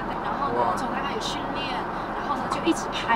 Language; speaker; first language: Chinese; native; Chinese